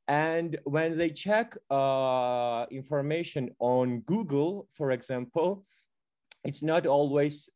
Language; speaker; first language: English; non-native, fluent; Georgian